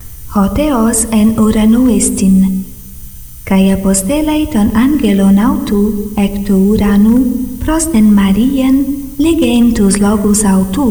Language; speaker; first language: Greek; non-native, fluent; Portuguese